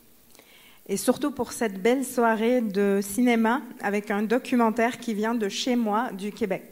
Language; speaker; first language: French; early bilingual, other home language; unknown